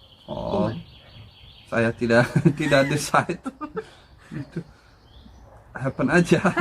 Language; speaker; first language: Indonesian; non-native, learner; Dutch